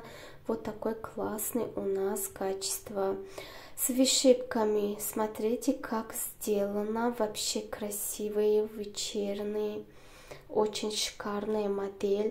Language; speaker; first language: Russian; non-native, learner; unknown